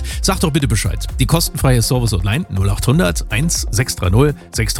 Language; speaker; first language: German; native; German